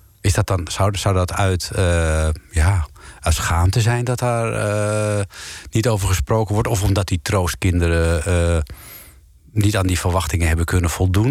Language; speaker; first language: Dutch; native; Dutch